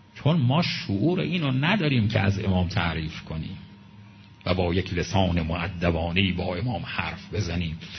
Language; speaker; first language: Persian; native; Persian